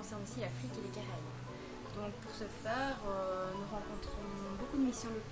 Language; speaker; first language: French; native; French